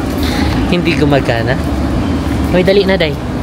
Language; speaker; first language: Filipino; native; Filipino